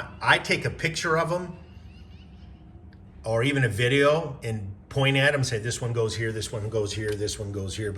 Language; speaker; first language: English; native; English